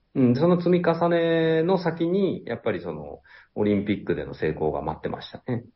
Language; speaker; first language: Japanese; native; Japanese